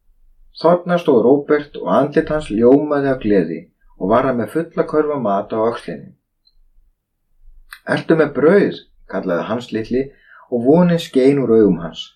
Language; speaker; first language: Icelandic; native; Icelandic